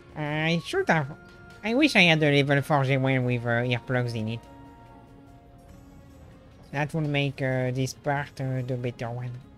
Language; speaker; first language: English; non-native, fluent; French